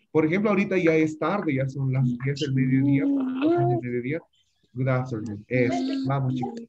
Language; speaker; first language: Spanish; native; Spanish